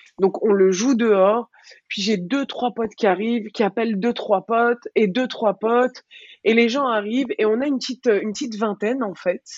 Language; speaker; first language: French; early bilingual, other home language; Arabic